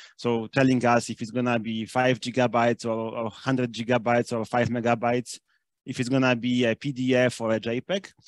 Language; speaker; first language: English; non-native, fluent; German